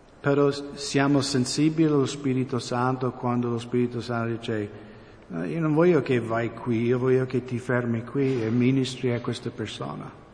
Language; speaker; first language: Italian; non-native, fluent; English